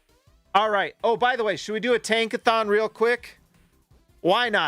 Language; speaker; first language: English; native; English